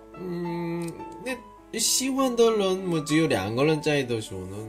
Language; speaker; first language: Chinese; non-native, learner; Korean